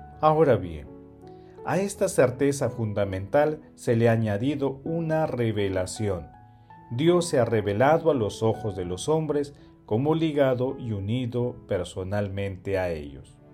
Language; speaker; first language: Spanish; native; Spanish